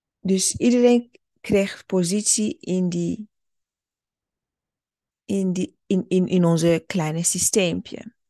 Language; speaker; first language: Dutch; early bilingual, other home language; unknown